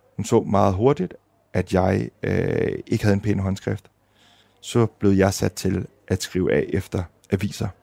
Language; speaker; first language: Danish; early bilingual, other home language; Indonesian